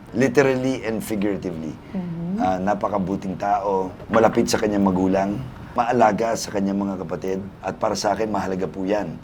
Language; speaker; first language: Filipino; native; Filipino